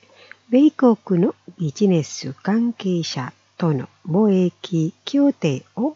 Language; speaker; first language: Japanese; non-native, fluent; Indonesian